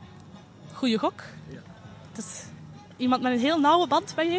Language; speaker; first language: Dutch; native; Dutch